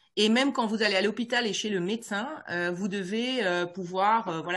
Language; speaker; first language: French; native; French